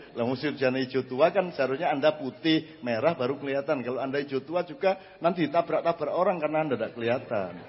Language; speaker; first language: Indonesian; native; Indonesian